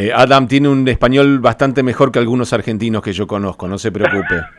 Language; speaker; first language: Spanish; native; Spanish